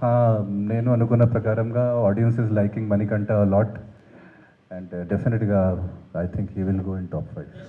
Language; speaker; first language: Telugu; non-native, local second language; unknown